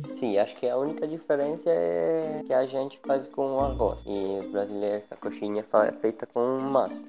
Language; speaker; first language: Portuguese; non-native, learner; Italian